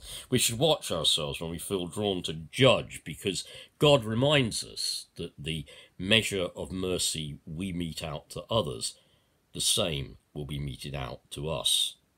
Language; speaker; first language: English; native; English